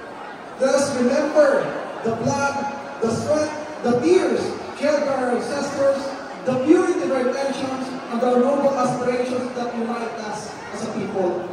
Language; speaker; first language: English; non-native, local second language; Filipino